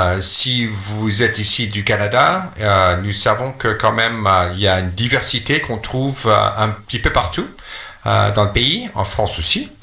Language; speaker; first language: French; non-native, fluent; English